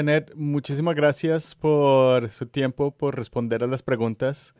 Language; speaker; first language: Spanish; native; Spanish